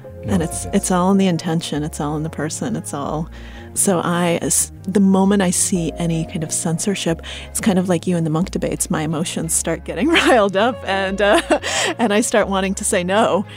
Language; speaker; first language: English; early bilingual, other home language; Russian